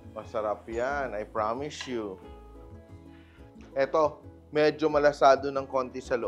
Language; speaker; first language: Filipino; native; Filipino